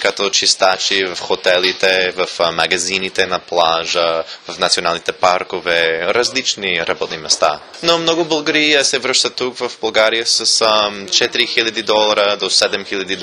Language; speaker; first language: Bulgarian; non-native, fluent; English